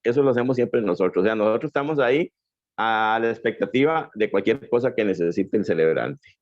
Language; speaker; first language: Spanish; native; Spanish